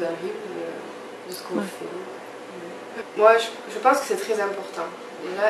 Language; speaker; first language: French; native; French